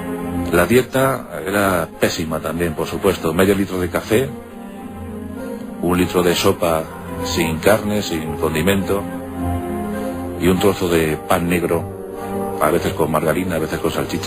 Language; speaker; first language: Spanish; native; Spanish